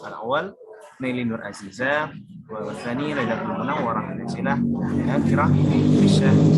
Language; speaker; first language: Arabic; non-native, learner; Indonesian